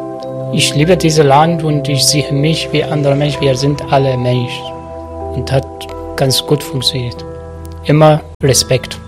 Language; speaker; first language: German; non-native, learner; Arabic